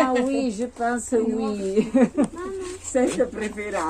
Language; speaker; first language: French; non-native, learner; Italian